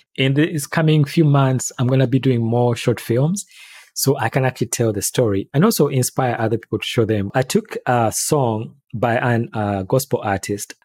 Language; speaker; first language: English; non-native, local second language; Ganda